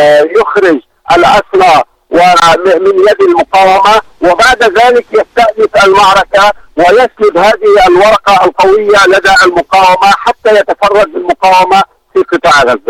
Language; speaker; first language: Arabic; native; Arabic